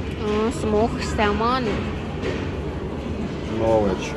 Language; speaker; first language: English; non-native, learner; Thai